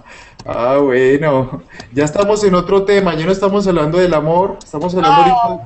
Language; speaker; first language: Spanish; native; Spanish